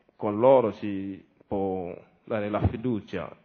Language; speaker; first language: Italian; non-native, fluent; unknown